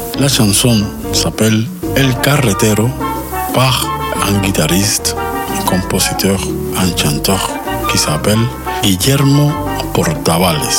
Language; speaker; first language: French; non-native, learner; Spanish